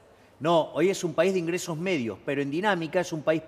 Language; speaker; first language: Spanish; native; Spanish